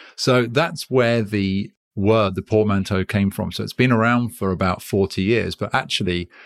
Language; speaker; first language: English; native; English